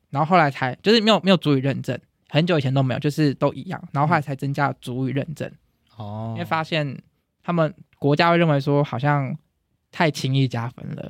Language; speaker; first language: Chinese; native; Chinese